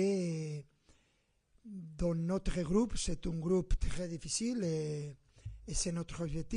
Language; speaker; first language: French; non-native, fluent; Spanish